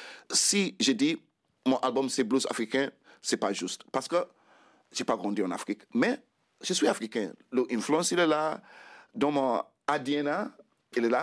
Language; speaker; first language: French; non-native, fluent; Krio